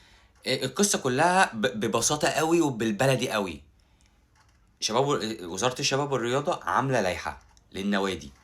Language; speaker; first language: Arabic; native; Arabic